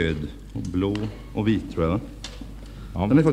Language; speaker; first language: Swedish; native; Swedish